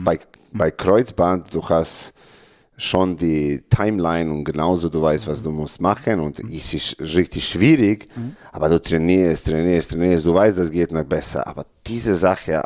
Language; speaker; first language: German; non-native, learner; Serbian